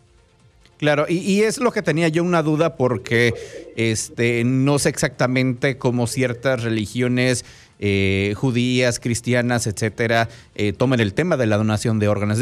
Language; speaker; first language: Spanish; native; Spanish